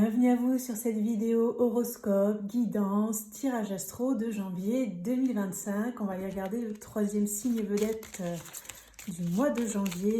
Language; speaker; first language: French; native; French